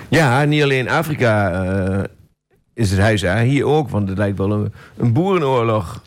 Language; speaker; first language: Dutch; native; Dutch